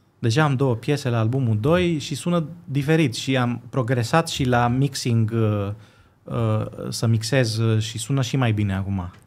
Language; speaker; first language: Romanian; early bilingual, heritage; Romanian